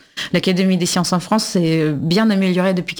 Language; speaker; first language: French; non-native, fluent; Russian